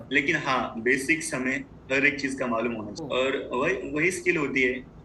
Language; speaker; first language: Hindi; non-native, local second language; Marathi